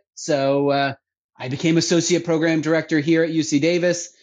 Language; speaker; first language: English; native; English